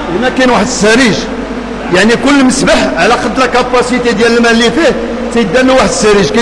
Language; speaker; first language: Arabic; native; Arabic